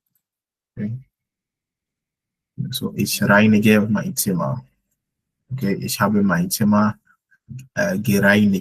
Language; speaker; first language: German; non-native, fluent; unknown